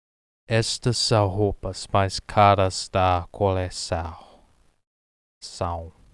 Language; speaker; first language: Portuguese; non-native, learner; English